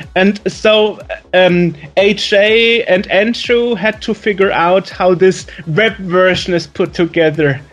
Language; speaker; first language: English; non-native, fluent; German